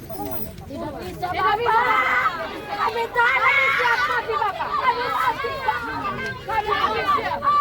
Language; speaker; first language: Indonesian; non-native, local second language; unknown